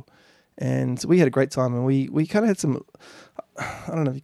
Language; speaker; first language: English; native; English